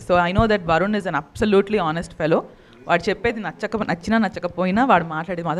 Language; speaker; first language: Telugu; native; Telugu